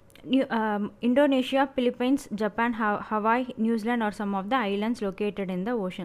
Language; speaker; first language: English; non-native, local second language; Tamil